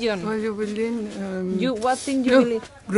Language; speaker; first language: English; non-native, learner; Spanish